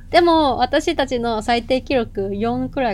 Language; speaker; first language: Japanese; non-native, fluent; Cantonese